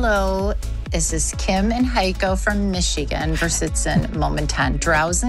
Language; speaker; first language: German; non-native, learner; English